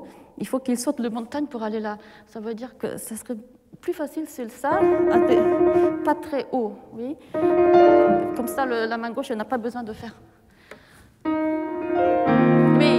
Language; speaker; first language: French; non-native, fluent; Japanese